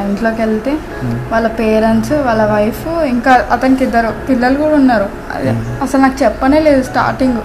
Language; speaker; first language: Telugu; native; Telugu